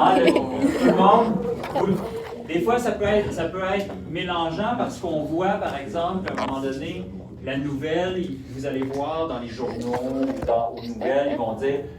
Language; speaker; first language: French; native; French